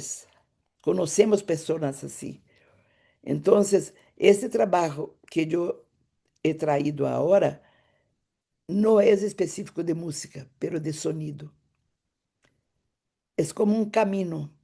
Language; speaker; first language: Spanish; non-native, fluent; Portuguese